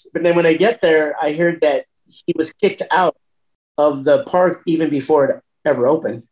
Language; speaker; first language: English; native; English